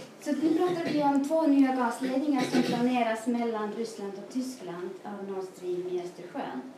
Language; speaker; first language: Swedish; non-native, fluent; Estonian